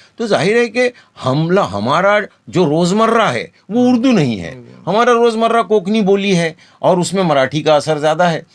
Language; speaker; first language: Hindi; non-native, local second language; Konkani